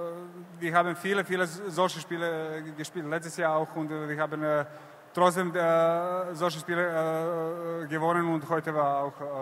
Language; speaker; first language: German; non-native, learner; Serbian